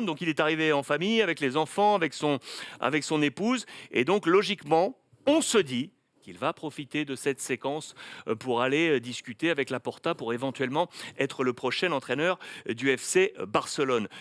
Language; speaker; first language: French; native; French